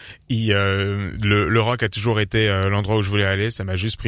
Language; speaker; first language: French; native; French